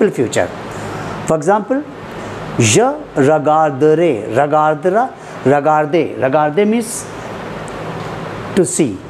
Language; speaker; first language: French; non-native, learner; Hindi